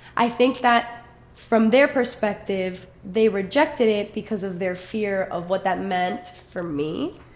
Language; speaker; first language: English; early bilingual, other home language; Spanish